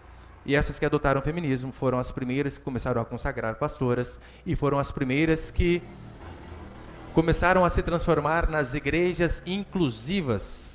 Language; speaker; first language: Portuguese; native; Portuguese